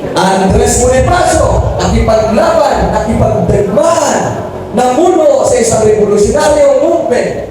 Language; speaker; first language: Filipino; non-native, local second language; Cebuano